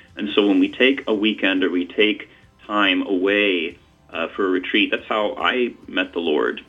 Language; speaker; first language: English; native; English